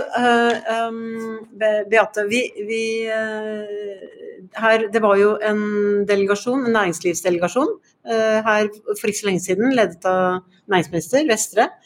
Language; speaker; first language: Norwegian; native; Norwegian